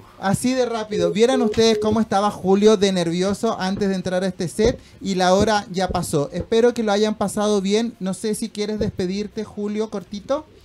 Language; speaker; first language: Spanish; native; Spanish